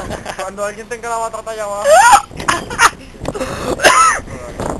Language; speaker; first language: Spanish; native; Spanish